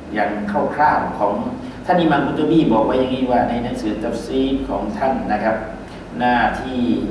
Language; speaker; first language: Thai; native; Thai